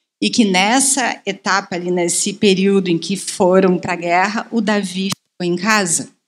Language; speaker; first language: Portuguese; native; Portuguese